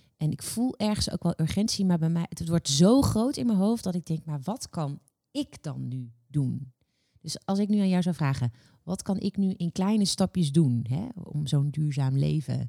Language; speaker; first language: Dutch; native; Dutch